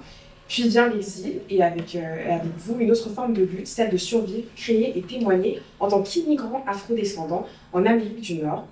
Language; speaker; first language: French; native; French